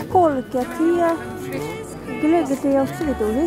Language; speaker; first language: Swedish; non-native, learner; Japanese